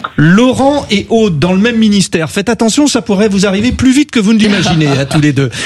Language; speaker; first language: French; native; French